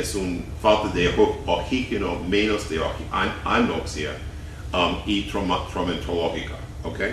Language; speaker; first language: Spanish; non-native, fluent; English